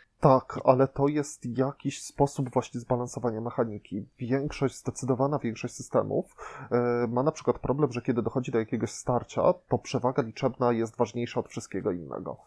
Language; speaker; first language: Polish; native; Polish